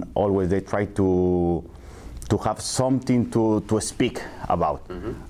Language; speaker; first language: English; non-native, learner; Spanish